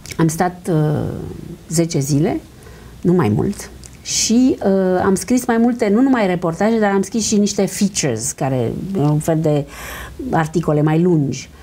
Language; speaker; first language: Romanian; early bilingual, heritage; Romanian